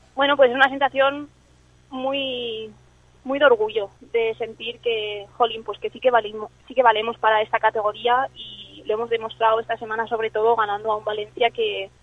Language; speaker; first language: Spanish; early bilingual, other home language; English